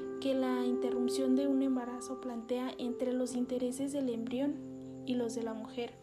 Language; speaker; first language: Spanish; native; Spanish